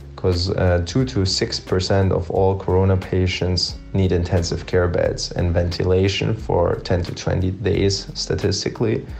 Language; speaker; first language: English; non-native, fluent; German